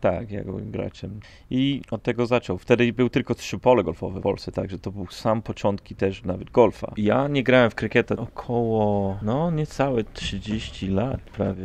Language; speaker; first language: Polish; non-native, fluent; English